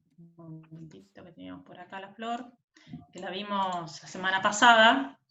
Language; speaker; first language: Spanish; native; Spanish